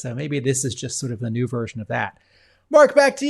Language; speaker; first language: English; native; English